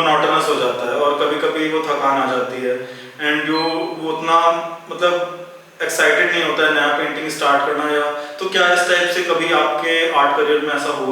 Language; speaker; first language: Hindi; native; Hindi